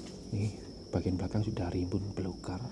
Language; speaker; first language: Indonesian; native; Indonesian